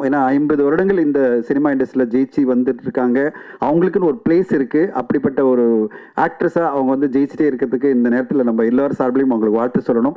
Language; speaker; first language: Tamil; native; Tamil